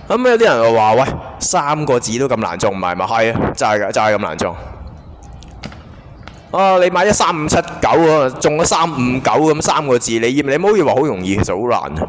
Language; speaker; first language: Cantonese; native; Cantonese